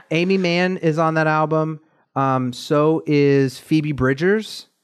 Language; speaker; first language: English; native; English